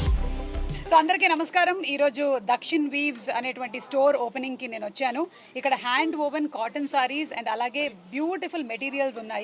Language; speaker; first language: Telugu; native; Telugu